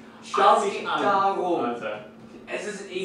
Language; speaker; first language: German; non-native, learner; English